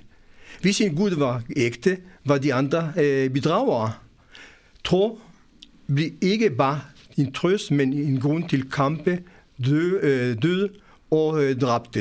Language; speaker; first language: Danish; non-native, fluent; Hebrew